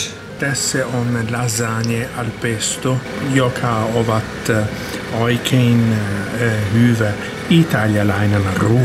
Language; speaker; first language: Finnish; non-native, learner; Italian